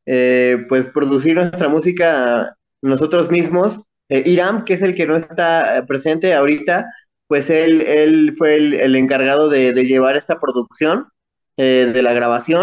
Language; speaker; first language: Spanish; native; Spanish